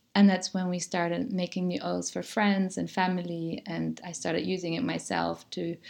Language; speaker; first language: English; non-native, fluent; German